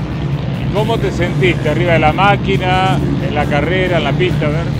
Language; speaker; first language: Spanish; native; Spanish